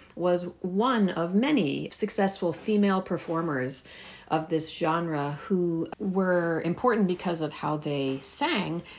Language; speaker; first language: English; early bilingual, heritage; Persian